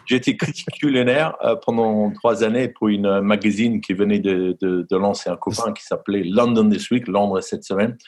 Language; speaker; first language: French; non-native, fluent; English